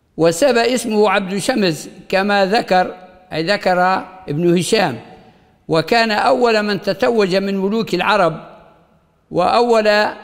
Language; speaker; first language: Arabic; native; Arabic